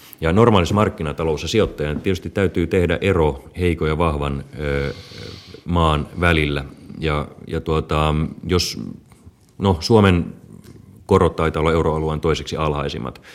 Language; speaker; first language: Finnish; native; Finnish